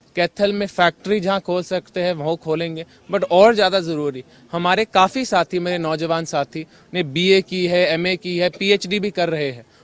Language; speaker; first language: Hindi; native; Hindi